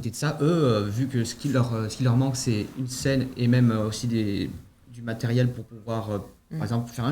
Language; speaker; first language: French; native; French